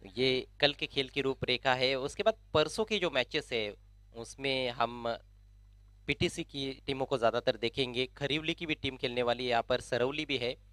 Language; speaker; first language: Hindi; non-native, local second language; Marathi